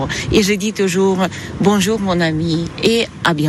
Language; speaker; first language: French; non-native, learner; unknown